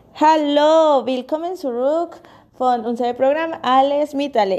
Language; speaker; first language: German; non-native, learner; Spanish